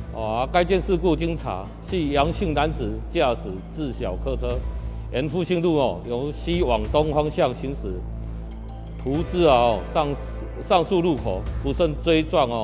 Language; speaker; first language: Chinese; native; Chinese